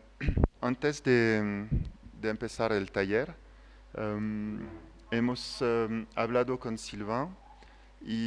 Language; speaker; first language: Spanish; non-native, fluent; French